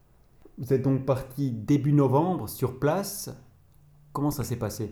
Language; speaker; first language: French; native; French